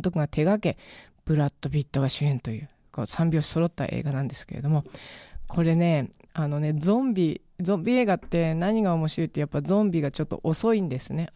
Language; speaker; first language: Japanese; native; Japanese